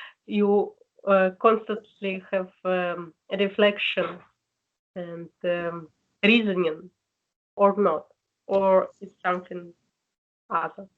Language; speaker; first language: English; non-native, learner; Russian